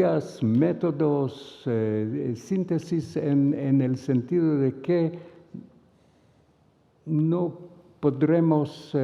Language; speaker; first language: Spanish; non-native, fluent; Hebrew